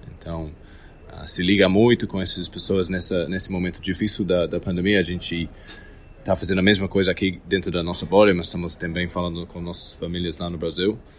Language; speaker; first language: Portuguese; non-native, fluent; English